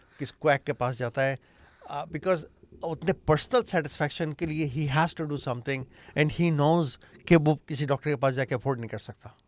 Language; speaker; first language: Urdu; native; Urdu